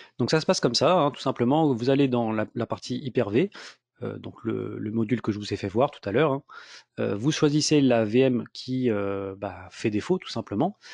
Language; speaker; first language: French; native; French